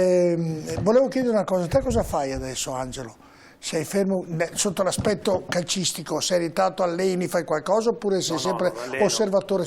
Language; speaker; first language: Italian; native; Italian